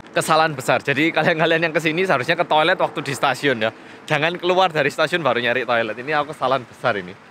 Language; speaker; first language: Indonesian; early bilingual, other home language; Korean